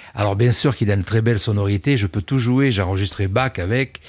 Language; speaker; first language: French; native; French